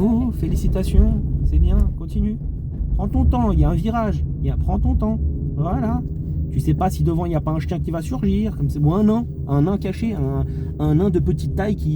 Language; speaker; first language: French; native; French